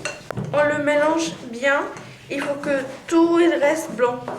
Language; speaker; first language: French; non-native, learner; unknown